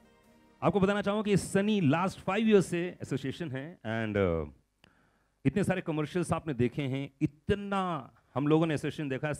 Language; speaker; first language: Hindi; native; Hindi